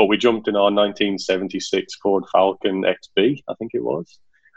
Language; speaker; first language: English; native; English